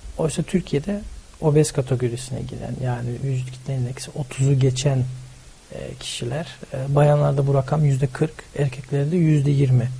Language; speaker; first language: Turkish; early bilingual, heritage; Turkish